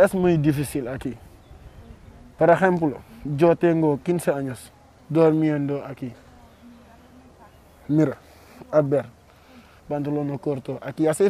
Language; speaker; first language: Spanish; non-native, learner; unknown